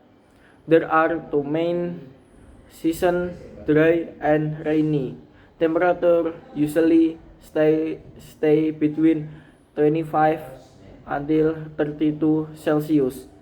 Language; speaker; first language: English; non-native, learner; Indonesian